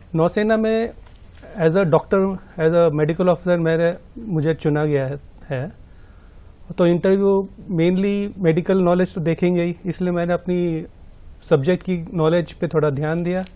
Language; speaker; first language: Hindi; native; Hindi